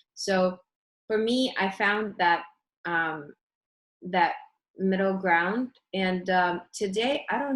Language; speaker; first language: English; early bilingual, other home language; Russian